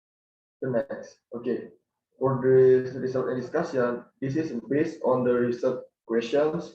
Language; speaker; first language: English; non-native, learner; Indonesian